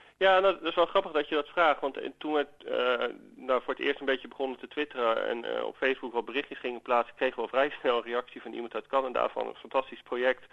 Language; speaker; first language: Dutch; native; Dutch